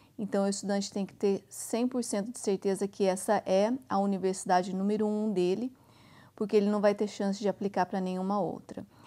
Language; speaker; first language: Portuguese; native; Portuguese